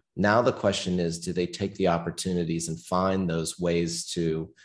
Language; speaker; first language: English; native; English